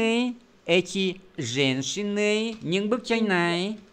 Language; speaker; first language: Vietnamese; native; Vietnamese